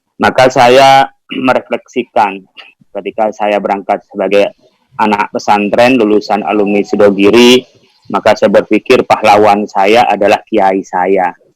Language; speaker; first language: Indonesian; non-native, local second language; Madurese